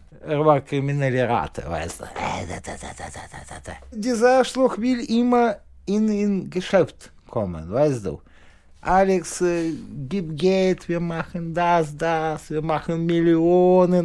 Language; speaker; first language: German; non-native, learner; Russian